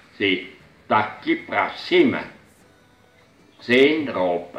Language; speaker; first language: Portuguese; non-native, fluent; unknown